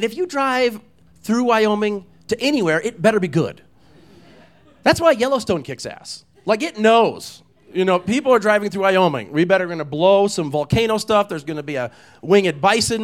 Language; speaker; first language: English; native; English